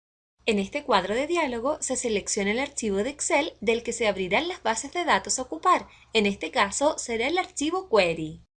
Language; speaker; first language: Spanish; native; Spanish